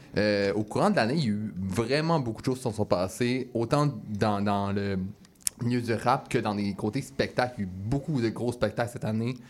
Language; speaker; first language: French; native; French